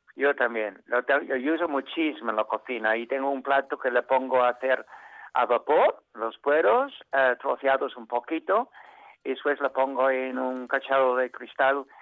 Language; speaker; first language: Spanish; non-native, fluent; English